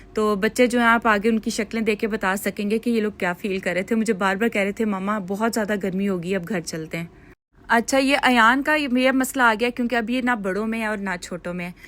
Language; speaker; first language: Urdu; native; Urdu